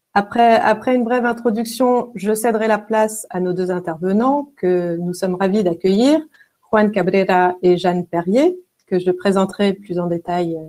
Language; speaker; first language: French; native; French